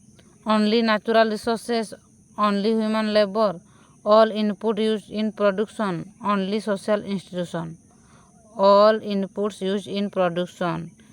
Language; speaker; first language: English; non-native, local second language; Odia